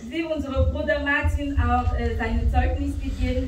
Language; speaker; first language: German; non-native, fluent; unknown